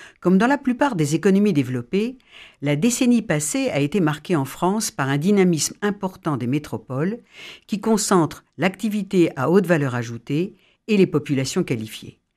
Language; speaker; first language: French; native; French